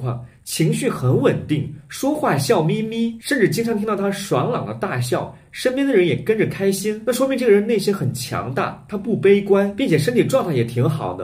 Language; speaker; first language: Chinese; native; Chinese